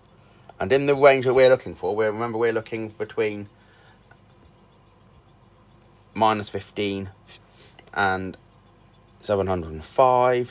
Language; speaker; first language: English; native; English